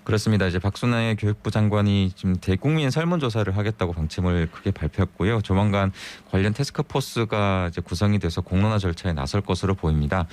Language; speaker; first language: Korean; native; Korean